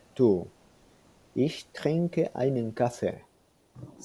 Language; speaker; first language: German; non-native, fluent; Spanish